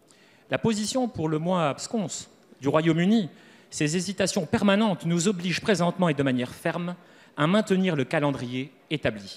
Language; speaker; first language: French; native; French